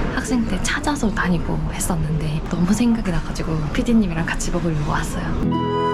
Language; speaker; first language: Korean; native; Korean